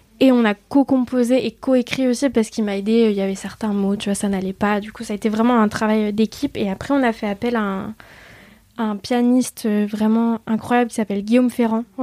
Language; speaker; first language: French; early bilingual, other home language; Vietnamese